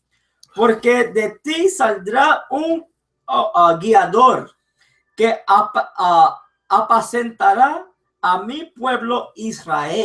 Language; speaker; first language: Spanish; early bilingual, heritage; English